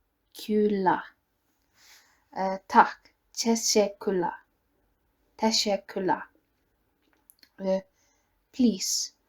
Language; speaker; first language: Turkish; non-native, learner; Icelandic